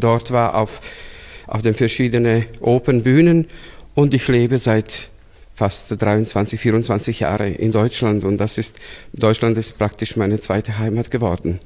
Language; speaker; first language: German; non-native, fluent; Serbian